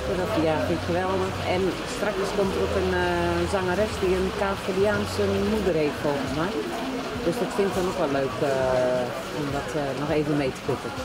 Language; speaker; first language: Dutch; native; Dutch